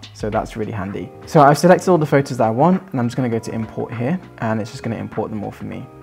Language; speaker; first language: English; native; English